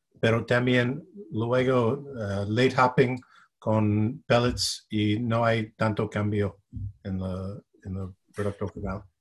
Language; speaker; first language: Spanish; non-native, fluent; English